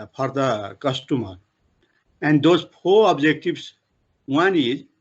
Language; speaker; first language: English; non-native, local second language; Nepali